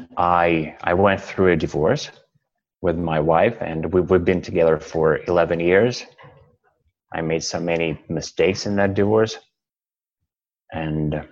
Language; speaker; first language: English; non-native, fluent; Russian